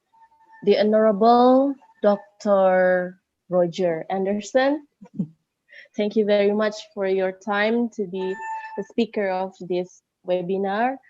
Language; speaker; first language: English; non-native, learner; Indonesian